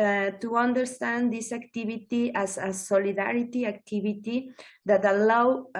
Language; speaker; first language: English; non-native, learner; Spanish